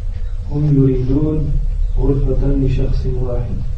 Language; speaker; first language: Arabic; non-native, learner; French